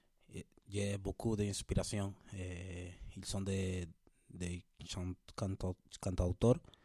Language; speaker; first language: French; non-native, learner; Spanish